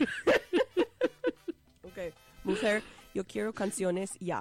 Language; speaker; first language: Spanish; non-native, learner; English